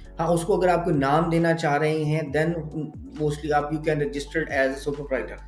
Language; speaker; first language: Urdu; native; Urdu